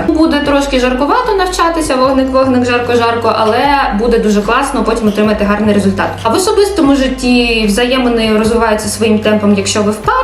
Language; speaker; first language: Ukrainian; non-native, local second language; Russian